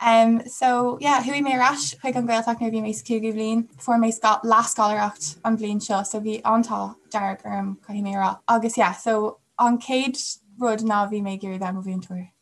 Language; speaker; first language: Irish; non-native, local second language; English